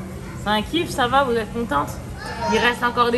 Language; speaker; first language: French; native; French